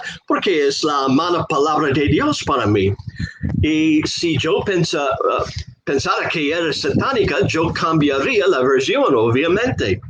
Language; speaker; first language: Spanish; non-native, fluent; English